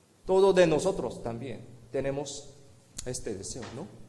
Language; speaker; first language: Spanish; non-native, fluent; Korean